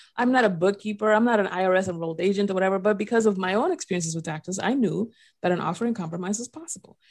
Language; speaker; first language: English; non-native, fluent; Spanish